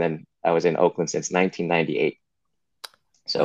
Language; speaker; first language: English; native; English